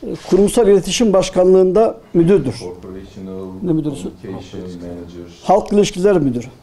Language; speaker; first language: Turkish; native; Turkish